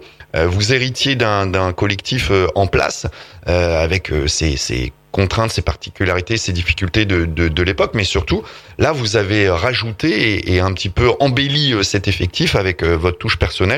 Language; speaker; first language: French; native; French